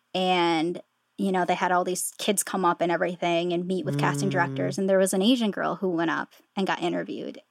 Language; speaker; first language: English; native; English